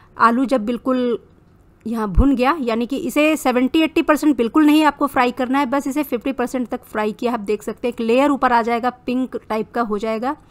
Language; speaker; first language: Hindi; native; Hindi